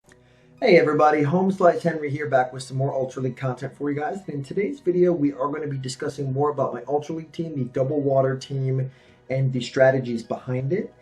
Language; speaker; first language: English; native; English